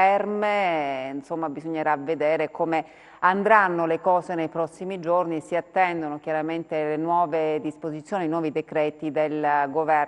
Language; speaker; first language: Italian; native; Italian